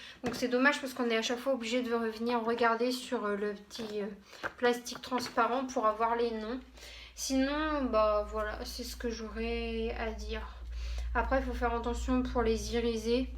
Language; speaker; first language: French; native; French